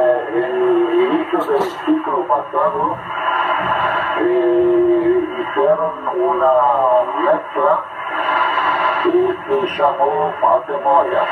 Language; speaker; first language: Spanish; non-native, learner; Portuguese